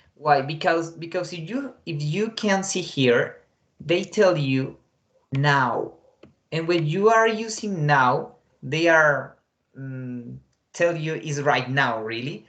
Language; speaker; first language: English; non-native, fluent; Spanish